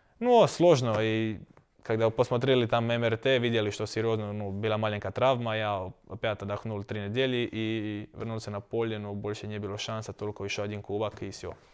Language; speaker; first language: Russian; non-native, learner; Croatian